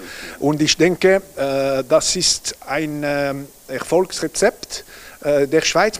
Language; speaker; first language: German; non-native, local second language; French